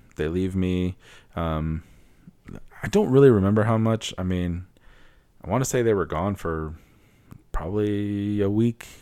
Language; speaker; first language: English; early bilingual, other home language; Spanish